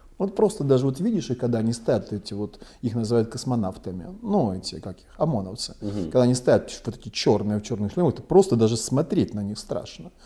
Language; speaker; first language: Russian; native; Russian